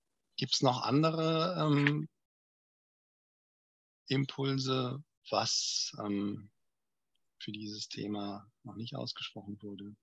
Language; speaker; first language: German; native; German